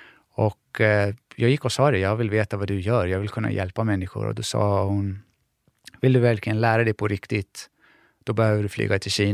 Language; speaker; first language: Swedish; early bilingual, other home language; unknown